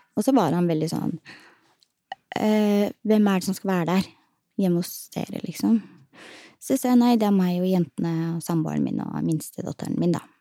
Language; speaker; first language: Norwegian; early bilingual, other home language; Somali